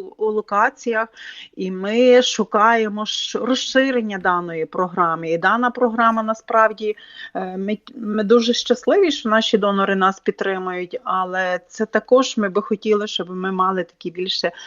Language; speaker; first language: Ukrainian; native; Ukrainian